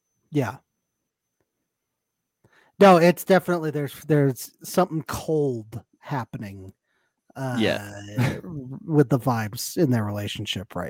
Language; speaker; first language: English; native; English